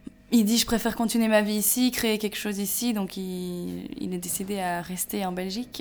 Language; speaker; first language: French; native; French